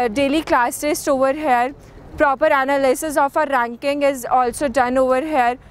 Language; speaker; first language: English; non-native, local second language; Hindi